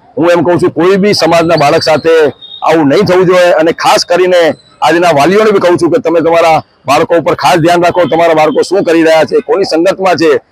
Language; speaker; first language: Gujarati; non-native, local second language; Sindhi